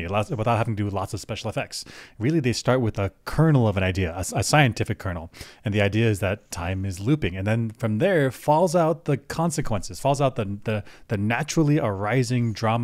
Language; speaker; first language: English; native; English